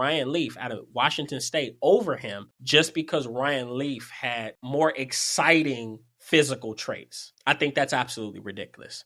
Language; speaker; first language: English; native; English